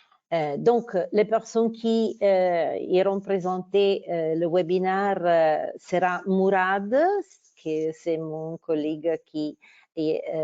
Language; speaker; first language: French; non-native, fluent; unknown